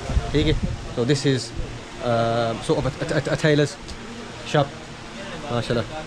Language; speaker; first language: English; early bilingual, other home language; Punjabi